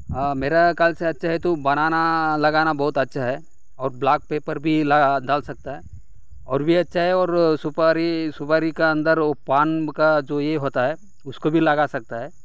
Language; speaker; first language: Hindi; non-native, local second language; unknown